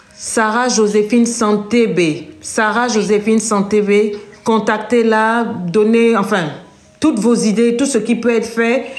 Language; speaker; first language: French; non-native, local second language; Lingala